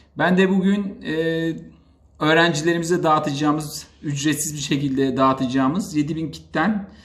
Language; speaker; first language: Turkish; native; Turkish